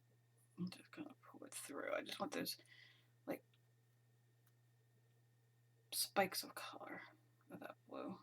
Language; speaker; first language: English; native; English